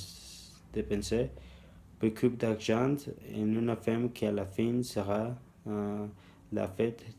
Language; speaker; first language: French; non-native, learner; Spanish